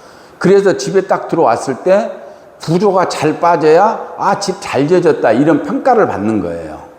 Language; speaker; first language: Korean; native; Korean